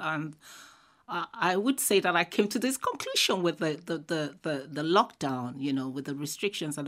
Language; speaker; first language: English; non-native, local second language; Igbo